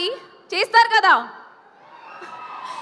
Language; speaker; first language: Telugu; non-native, learner; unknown